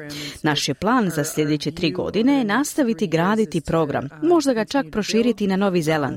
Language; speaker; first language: Serbian; native; Serbian